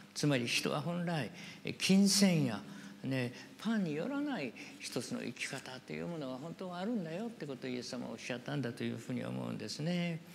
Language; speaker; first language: Japanese; native; Japanese